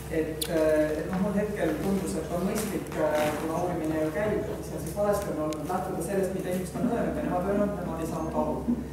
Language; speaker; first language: Estonian; native; Estonian